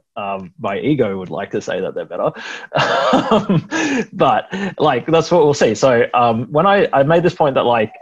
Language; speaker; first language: English; native; English